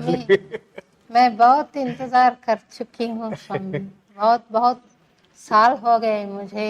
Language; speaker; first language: Hindi; non-native, local second language; Telugu